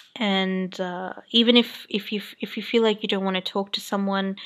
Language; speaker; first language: English; native; English